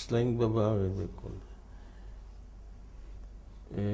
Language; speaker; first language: Hebrew; non-native, fluent; German